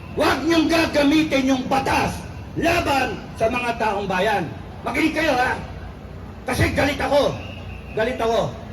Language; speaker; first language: Filipino; non-native, local second language; Cebuano